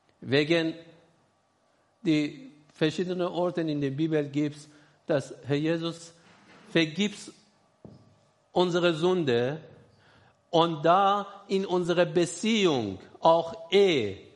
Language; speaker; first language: German; non-native, learner; Persian